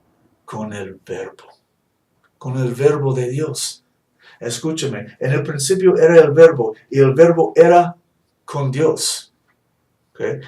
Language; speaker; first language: Spanish; non-native, fluent; English